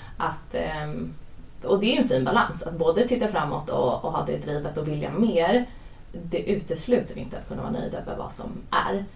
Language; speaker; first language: Swedish; native; Swedish